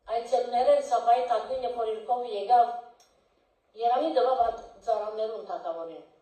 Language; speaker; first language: Armenian; early bilingual, heritage; Armenian